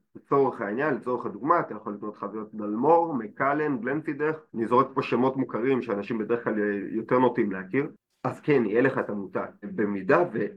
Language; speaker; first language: Hebrew; native; Hebrew